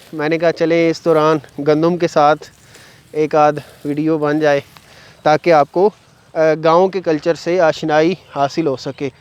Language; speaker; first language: Urdu; non-native, local second language; Punjabi